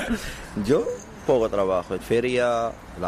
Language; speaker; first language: Spanish; non-native, learner; Arabic